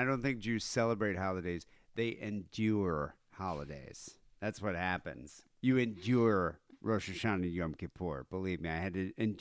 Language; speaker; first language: English; native; English